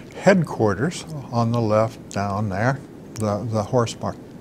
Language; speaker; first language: English; native; English